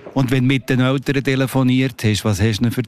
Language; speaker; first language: German; native; German